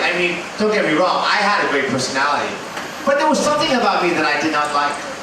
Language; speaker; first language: English; early bilingual, other home language; Thai